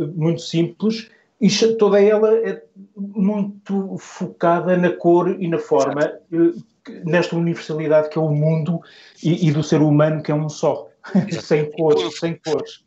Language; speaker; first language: Portuguese; native; Portuguese